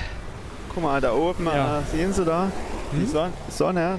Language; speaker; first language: German; native; German